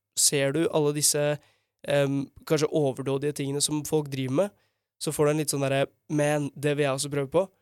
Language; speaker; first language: Norwegian; native; Norwegian